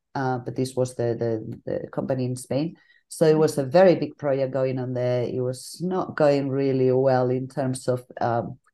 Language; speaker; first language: English; non-native, fluent; Spanish